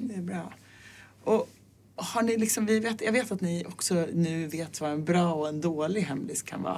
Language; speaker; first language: Swedish; native; Swedish